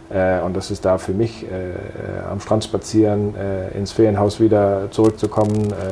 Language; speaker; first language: German; non-native, fluent; Danish